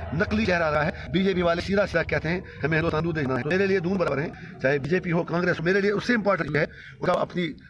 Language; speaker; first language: Urdu; non-native, local second language; Kashmiri